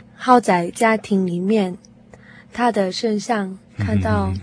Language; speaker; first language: Chinese; non-native, fluent; Korean